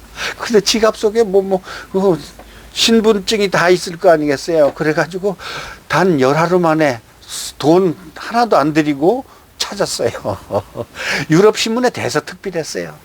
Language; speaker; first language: Korean; native; Korean